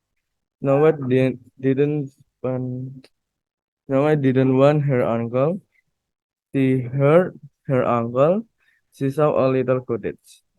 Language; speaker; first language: English; non-native, learner; Indonesian